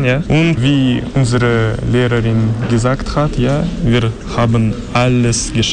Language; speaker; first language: German; non-native, learner; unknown